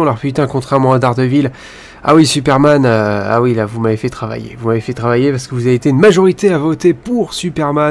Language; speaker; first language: French; native; French